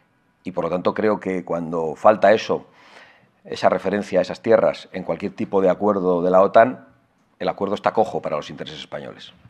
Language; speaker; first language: Spanish; native; Spanish